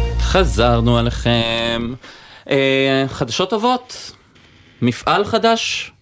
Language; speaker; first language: Hebrew; native; Hebrew